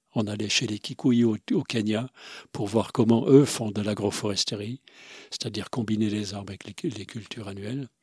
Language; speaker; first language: French; non-native, local second language; Swiss German